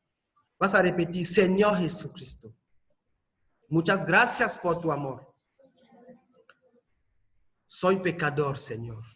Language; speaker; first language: Spanish; non-native, fluent; French